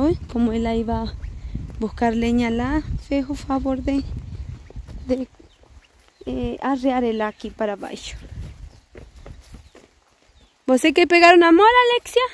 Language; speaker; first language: Spanish; native; Spanish